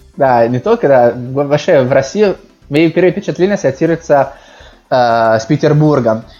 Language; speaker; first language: Russian; non-native, fluent; Italian